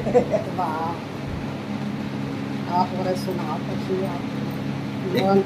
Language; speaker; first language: Hindi; native; Hindi